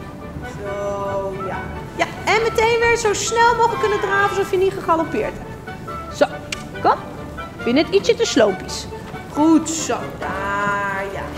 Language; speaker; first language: Dutch; native; Dutch